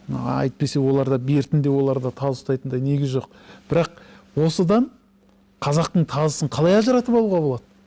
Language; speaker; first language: Kazakh; early bilingual, heritage; Kazakh